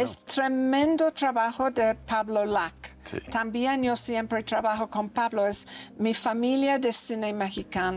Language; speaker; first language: Spanish; non-native, learner; English